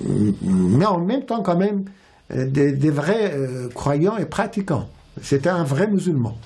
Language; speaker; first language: French; non-native, fluent; Persian